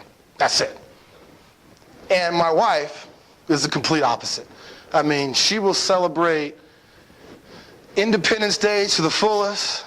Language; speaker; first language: English; native; English